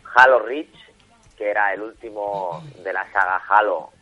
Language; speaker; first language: Spanish; non-native, local second language; Catalan